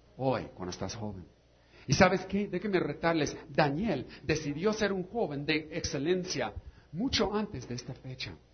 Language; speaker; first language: Spanish; non-native, fluent; English